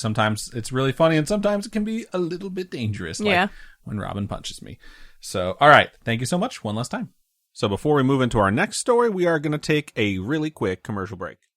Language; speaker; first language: English; native; English